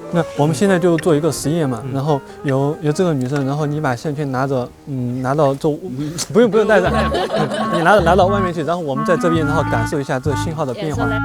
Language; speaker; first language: Chinese; native; Chinese